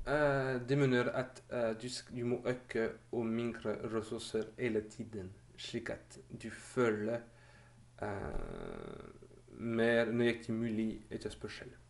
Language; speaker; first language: Norwegian; non-native, fluent; French